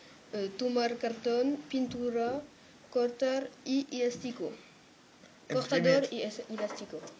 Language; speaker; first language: Spanish; non-native, learner; French